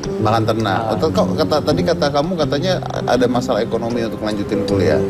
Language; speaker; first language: Indonesian; native; Indonesian